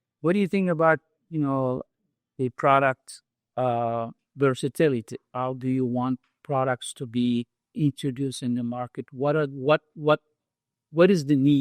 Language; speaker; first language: English; non-native, fluent; Turkish